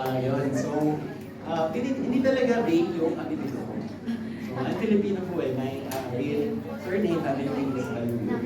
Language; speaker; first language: Filipino; native; Filipino